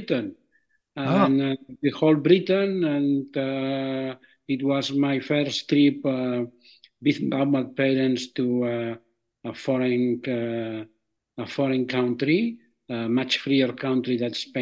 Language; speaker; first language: English; non-native, fluent; Catalan